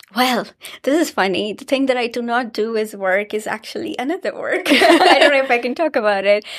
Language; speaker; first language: English; non-native, local second language; Hindi